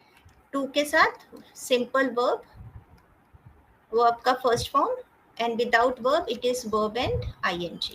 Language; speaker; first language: English; non-native, fluent; Hindi